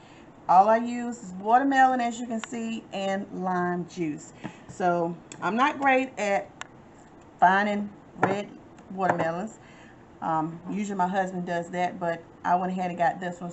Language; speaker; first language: English; native; English